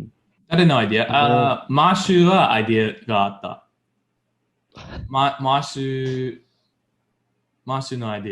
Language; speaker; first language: Japanese; non-native, learner; English